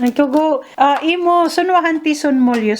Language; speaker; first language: Korean; non-native, learner; Filipino